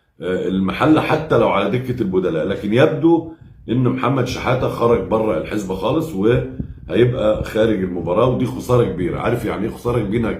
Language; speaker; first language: Arabic; native; Arabic